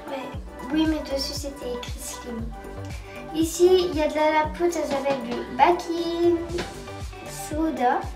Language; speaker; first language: French; native; French